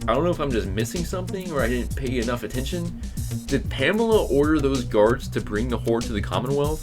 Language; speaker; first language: English; native; English